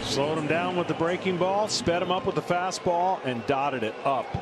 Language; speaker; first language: English; native; English